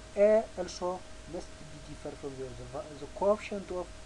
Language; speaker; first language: English; non-native, local second language; Amharic